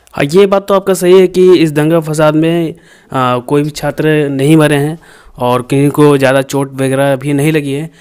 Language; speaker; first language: Hindi; native; Hindi